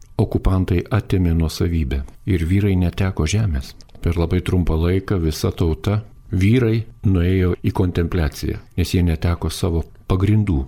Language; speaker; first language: Lithuanian; native; Lithuanian